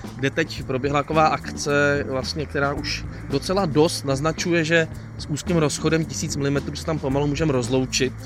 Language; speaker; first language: Czech; native; Czech